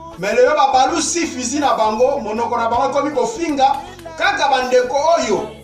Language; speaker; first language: Lingala; non-native, local second language; Kongo